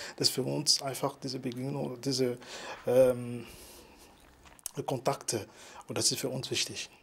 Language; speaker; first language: German; non-native, fluent; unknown